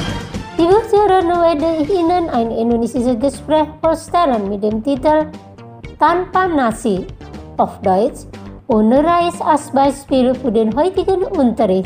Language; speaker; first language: German; non-native, fluent; Indonesian